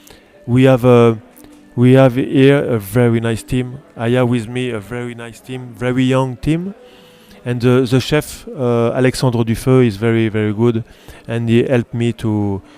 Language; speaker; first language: English; non-native, learner; French